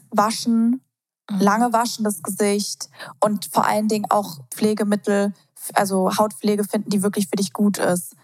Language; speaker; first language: German; native; German